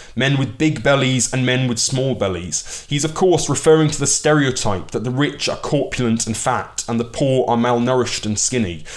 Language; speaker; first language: English; early bilingual, other home language; Hindi